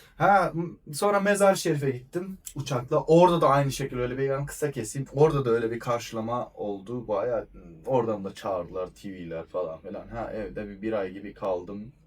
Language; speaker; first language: Turkish; non-native, fluent; Persian